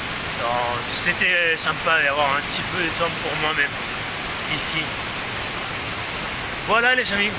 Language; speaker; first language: French; non-native, fluent; Spanish